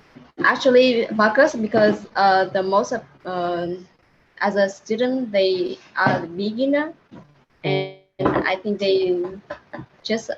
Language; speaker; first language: English; non-native, learner; Vietnamese